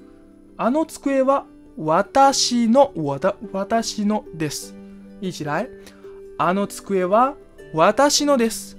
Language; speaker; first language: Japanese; non-native, fluent; Chinese